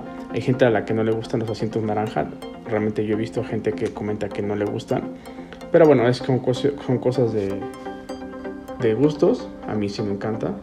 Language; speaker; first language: Spanish; native; Spanish